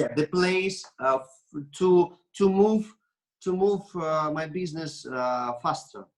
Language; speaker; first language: English; non-native, learner; Russian